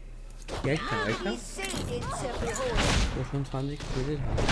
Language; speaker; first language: German; native; German